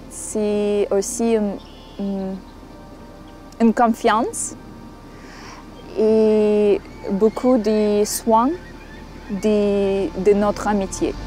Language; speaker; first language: French; non-native, learner; Russian